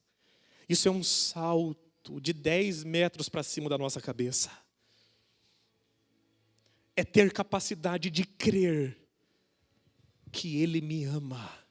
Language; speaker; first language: Portuguese; native; Portuguese